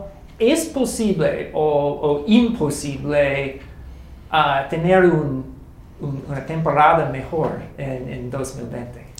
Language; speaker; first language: Spanish; non-native, learner; English